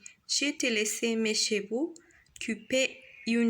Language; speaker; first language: French; non-native, learner; Spanish